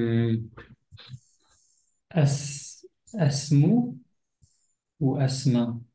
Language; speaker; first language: Arabic; non-native, learner; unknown